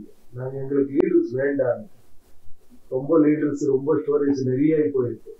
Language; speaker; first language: Tamil; non-native, learner; Kannada